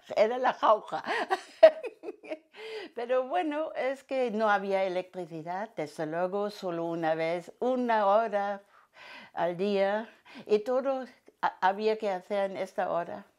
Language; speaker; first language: Spanish; non-native, fluent; German